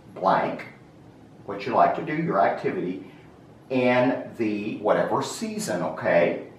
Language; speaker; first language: English; native; English